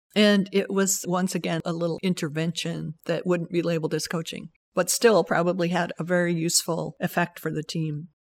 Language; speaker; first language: English; native; English